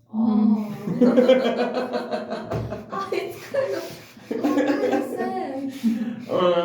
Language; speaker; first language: English; non-native, learner; Korean